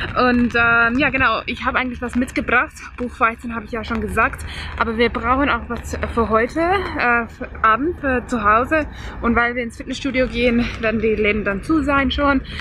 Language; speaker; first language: German; non-native, fluent; Finnish